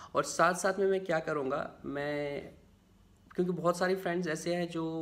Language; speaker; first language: Hindi; native; Hindi